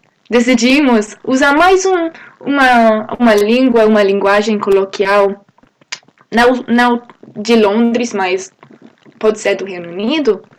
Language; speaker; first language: Portuguese; non-native, fluent; English